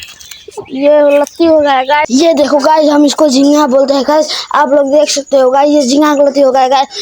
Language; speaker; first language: Hindi; non-native, local second language; Maithili